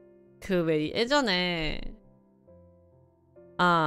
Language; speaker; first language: Korean; early bilingual, heritage; Korean